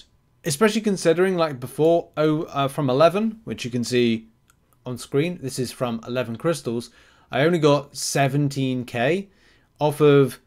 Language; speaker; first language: English; native; English